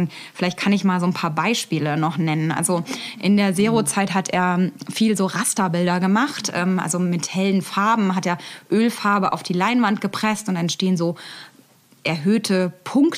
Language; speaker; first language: German; native; German